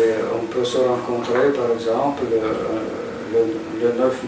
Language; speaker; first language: French; non-native, fluent; Russian